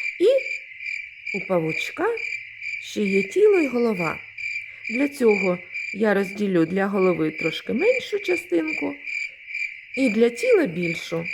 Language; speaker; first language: Ukrainian; native; Ukrainian